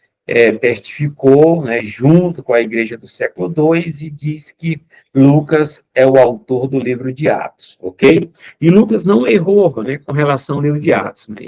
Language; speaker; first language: Portuguese; native; Portuguese